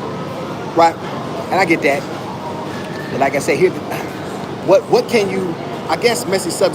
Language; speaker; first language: English; native; English